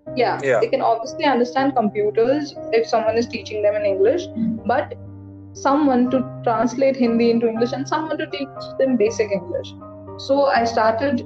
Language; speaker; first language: English; non-native, local second language; Hindi